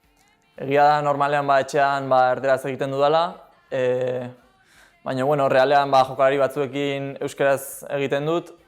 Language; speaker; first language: Basque; non-native, local second language; Spanish